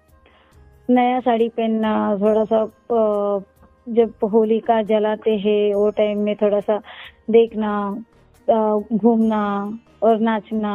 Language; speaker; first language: Hindi; non-native, local second language; Marathi